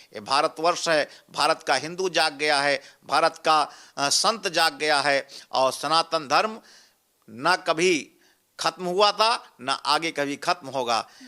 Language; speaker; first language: Hindi; native; Hindi